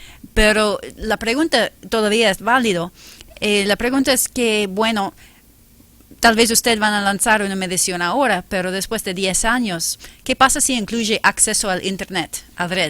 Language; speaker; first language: Spanish; non-native, fluent; English